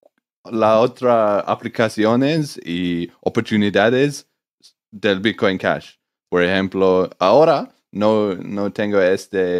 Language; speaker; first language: Spanish; non-native, learner; English